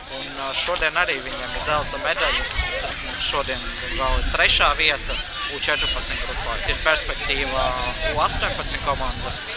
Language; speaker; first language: Latvian; native; Latvian